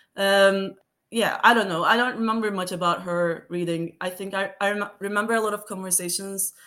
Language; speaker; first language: English; non-native, fluent; Turkish